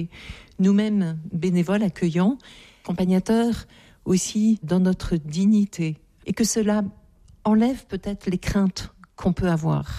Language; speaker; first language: French; native; French